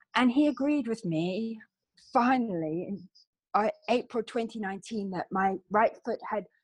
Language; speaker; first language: English; native; English